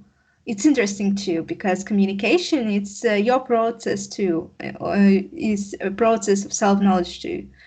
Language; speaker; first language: English; non-native, learner; Russian